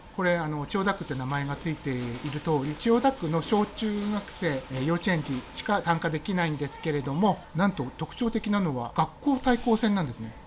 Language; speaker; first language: Japanese; native; Japanese